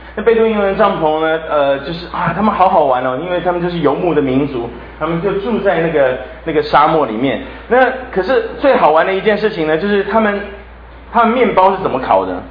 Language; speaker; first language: Chinese; native; Chinese